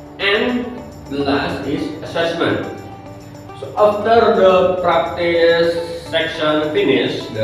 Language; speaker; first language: English; non-native, learner; Indonesian